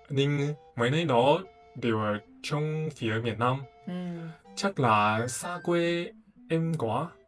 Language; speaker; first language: Vietnamese; non-native, fluent; Chinese